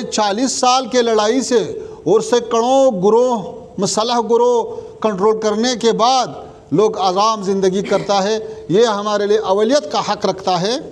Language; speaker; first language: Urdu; non-native, learner; Pashto